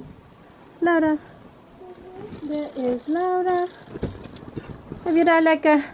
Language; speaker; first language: Dutch; non-native, learner; Filipino